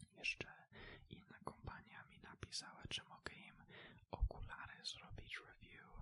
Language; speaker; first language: Polish; early bilingual, heritage; Polish